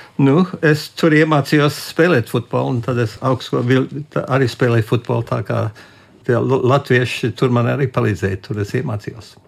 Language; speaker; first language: Latvian; early bilingual, heritage; Latvian